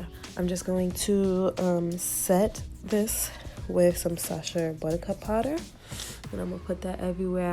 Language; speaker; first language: English; native; English